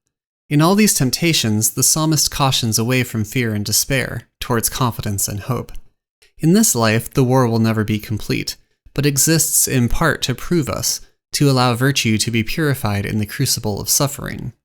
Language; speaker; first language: English; native; English